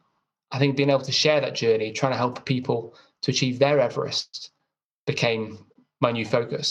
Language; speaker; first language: English; native; English